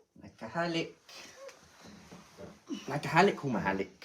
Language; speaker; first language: Filipino; non-native, learner; English